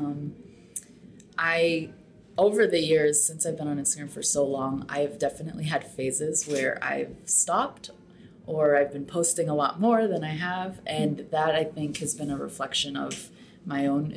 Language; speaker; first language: English; native; English